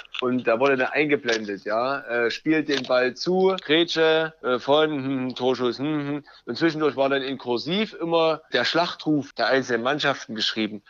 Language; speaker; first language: German; native; German